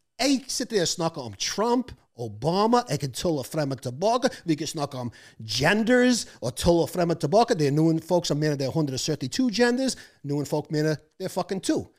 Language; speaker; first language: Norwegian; non-native, fluent; English